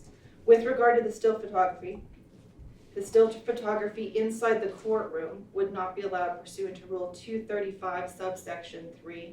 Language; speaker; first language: English; native; English